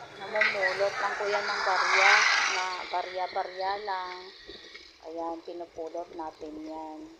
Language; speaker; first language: Filipino; non-native, local second language; Hiligaynon